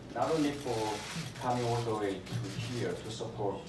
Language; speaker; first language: English; non-native, fluent; Korean